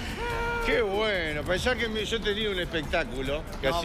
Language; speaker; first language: Spanish; native; Spanish